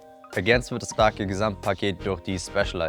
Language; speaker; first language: German; native; German